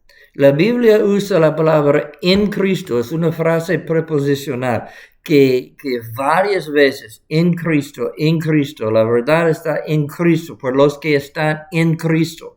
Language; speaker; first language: Spanish; non-native, fluent; English